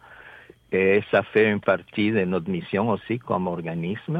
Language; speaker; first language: French; non-native, fluent; Spanish